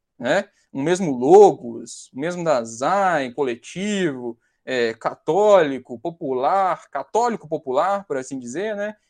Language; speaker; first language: Portuguese; native; Portuguese